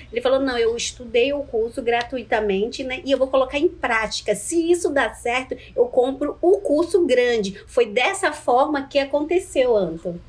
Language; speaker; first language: Portuguese; non-native, local second language; Ticuna